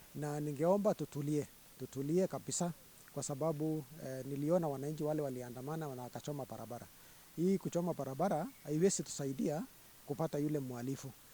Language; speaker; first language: Swahili; non-native, local second language; Kalenjin